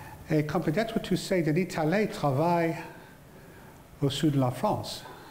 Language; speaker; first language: French; non-native, fluent; English